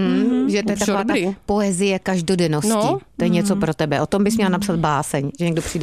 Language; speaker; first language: Czech; native; Czech